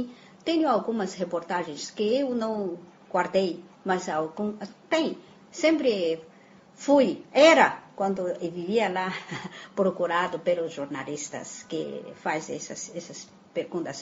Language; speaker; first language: Portuguese; non-native, fluent; Chinese